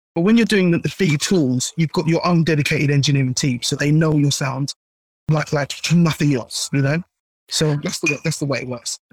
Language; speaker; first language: English; native; English